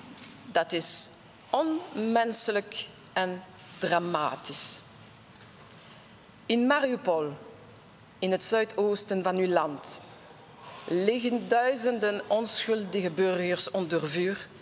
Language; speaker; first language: Dutch; non-native, local second language; French